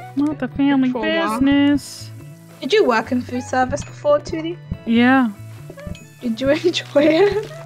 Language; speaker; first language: English; native; English